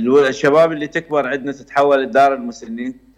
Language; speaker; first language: Arabic; native; Arabic